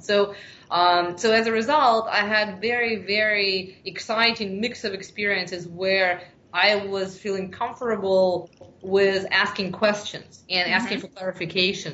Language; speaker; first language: English; non-native, fluent; Ukrainian